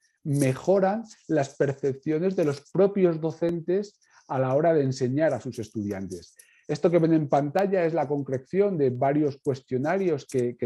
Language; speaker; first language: Spanish; native; Spanish